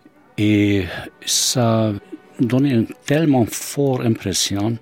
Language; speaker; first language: French; non-native, fluent; Hungarian